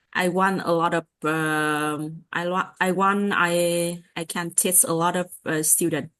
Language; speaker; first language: English; non-native, learner; Vietnamese